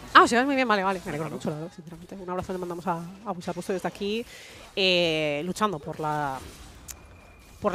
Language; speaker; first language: Spanish; native; Spanish